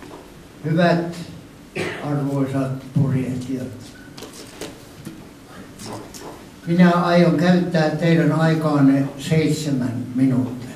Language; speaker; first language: Finnish; non-native, local second language; Swedish